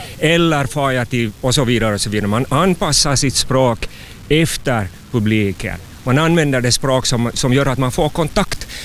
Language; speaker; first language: Swedish; native; Swedish